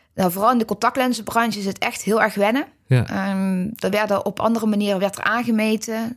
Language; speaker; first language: Dutch; native; Dutch